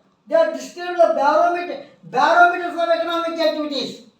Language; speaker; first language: English; non-native, local second language; Telugu